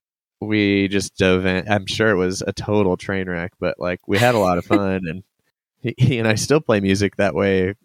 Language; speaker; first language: English; native; English